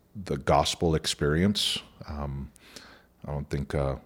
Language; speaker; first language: English; early bilingual, other home language; Spanish